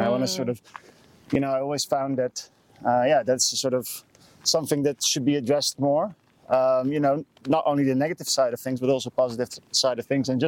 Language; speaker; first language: English; non-native, fluent; Dutch